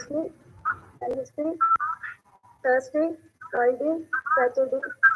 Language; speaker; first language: English; non-native, learner; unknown